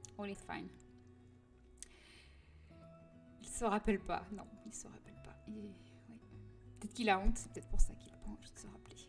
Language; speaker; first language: French; native; French